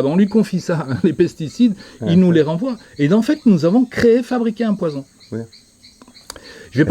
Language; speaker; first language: French; native; French